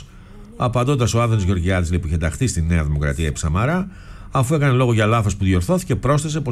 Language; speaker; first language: Greek; native; Greek